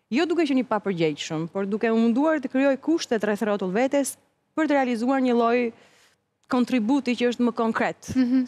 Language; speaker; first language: Albanian; native; Albanian